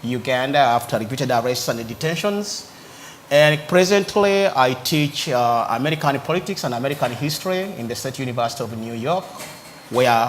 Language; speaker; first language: English; non-native, local second language; Ganda